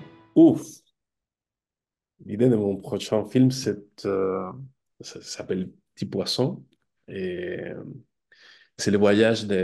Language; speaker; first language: French; non-native, fluent; Spanish